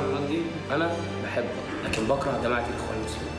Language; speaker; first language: Arabic; native; Arabic